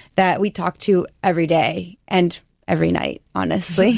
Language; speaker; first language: English; native; English